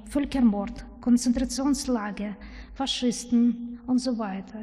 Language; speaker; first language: German; non-native, learner; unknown